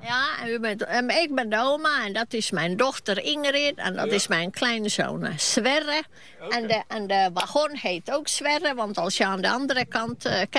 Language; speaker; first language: Dutch; non-native, fluent; Finnish